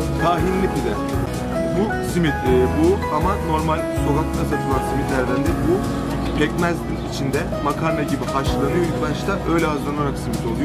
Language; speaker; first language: Turkish; native; Turkish